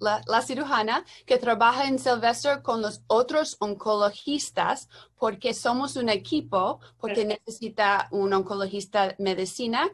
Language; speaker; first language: Spanish; non-native, learner; English